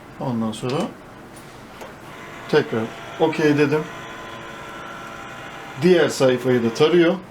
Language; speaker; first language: Turkish; native; Turkish